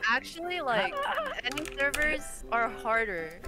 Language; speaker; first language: English; early bilingual, other home language; Korean